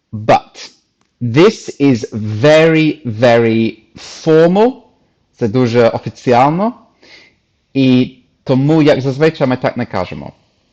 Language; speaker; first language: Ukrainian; non-native, fluent; English